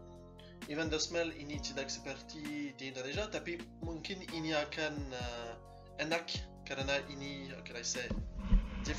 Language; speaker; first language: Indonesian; non-native, learner; French